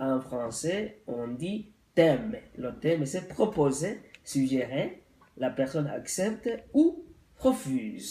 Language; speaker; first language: French; non-native, local second language; Rundi